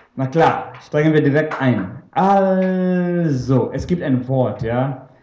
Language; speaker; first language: German; non-native, fluent; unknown